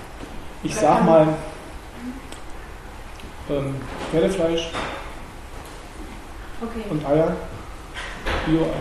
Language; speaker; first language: German; native; German